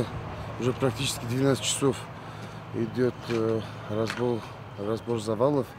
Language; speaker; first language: Russian; non-native, fluent; Armenian